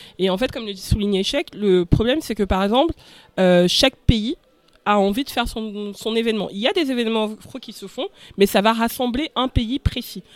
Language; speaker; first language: French; early bilingual, other home language; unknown